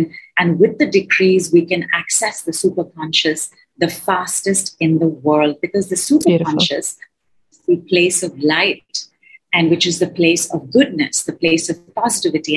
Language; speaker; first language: English; non-native, local second language; Hindi